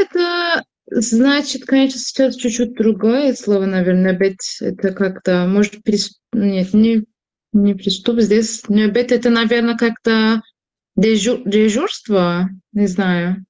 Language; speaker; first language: Russian; non-native, fluent; Turkish